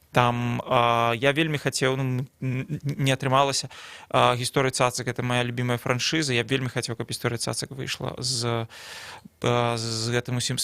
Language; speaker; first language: Belarusian; non-native, local second language; Russian